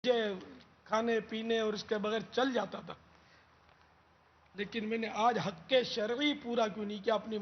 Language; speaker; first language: Urdu; native; Urdu